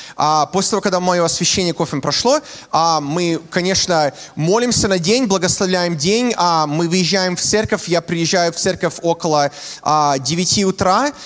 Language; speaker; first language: Russian; early bilingual, heritage; Russian